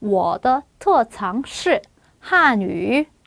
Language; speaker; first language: Chinese; non-native, fluent; Korean